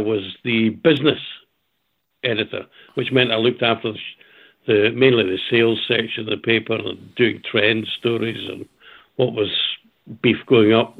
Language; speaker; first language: English; native; English